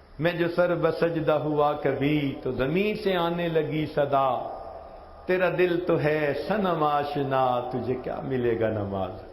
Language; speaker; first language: Urdu; non-native, local second language; Punjabi